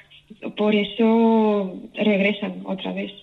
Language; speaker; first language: Spanish; non-native, fluent; Ukrainian